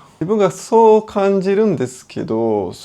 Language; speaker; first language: Japanese; non-native, fluent; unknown